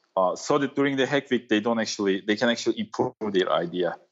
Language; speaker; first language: English; non-native, fluent; Turkish